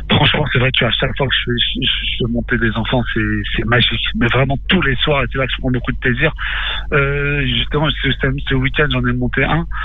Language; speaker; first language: French; native; French